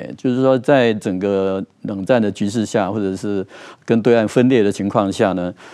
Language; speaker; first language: Chinese; native; Chinese